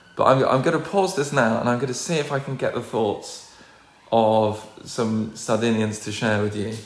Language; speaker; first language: English; native; English